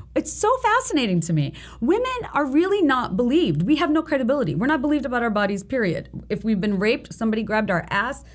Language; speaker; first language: English; non-native, local second language; Bangla